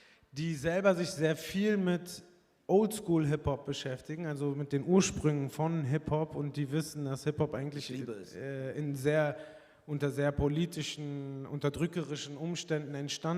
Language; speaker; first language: German; early bilingual, other home language; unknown